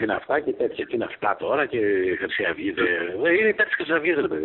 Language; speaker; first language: Greek; native; Greek